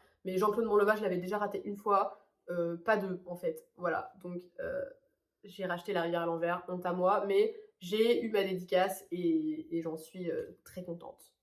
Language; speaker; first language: French; native; French